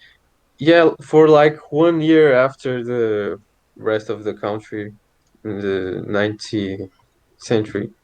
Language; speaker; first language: English; non-native, fluent; Portuguese